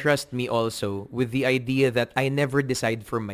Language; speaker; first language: English; non-native, local second language; Filipino